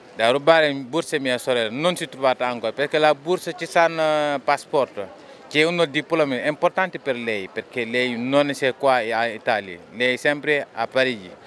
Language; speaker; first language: Italian; non-native, learner; Wolof